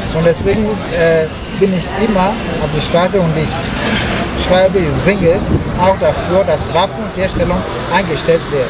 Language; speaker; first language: German; non-native, fluent; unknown